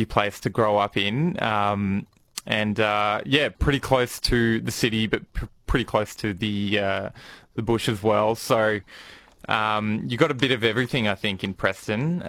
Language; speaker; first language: English; native; English